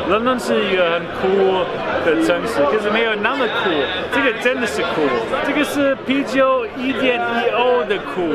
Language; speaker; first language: Chinese; non-native, fluent; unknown